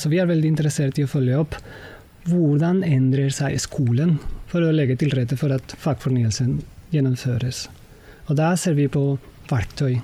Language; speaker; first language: Norwegian; non-native, fluent; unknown